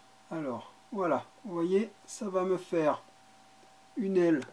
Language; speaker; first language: French; native; French